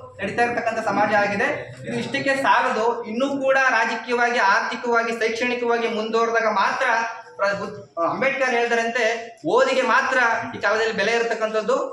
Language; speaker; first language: Kannada; non-native, local second language; Lambadi